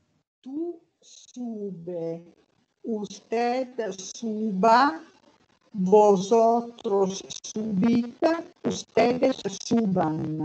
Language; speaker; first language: Spanish; non-native, learner; Italian